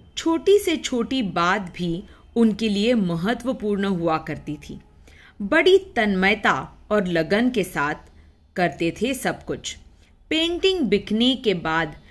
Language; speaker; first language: Hindi; non-native, local second language; Marathi